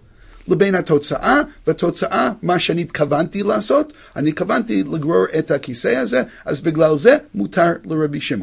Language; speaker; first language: Hebrew; non-native, fluent; English